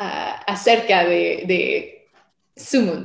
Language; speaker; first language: Spanish; non-native, learner; French